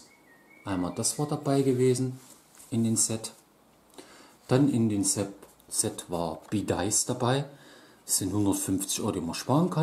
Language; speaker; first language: German; native; German